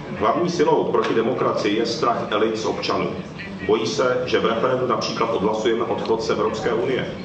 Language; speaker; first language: Czech; early bilingual, other home language; Japanese